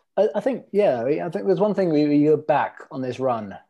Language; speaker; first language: English; early bilingual, other home language; Norwegian